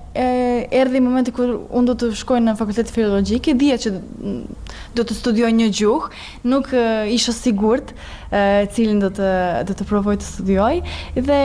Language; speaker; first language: Albanian; non-native, fluent; Serbian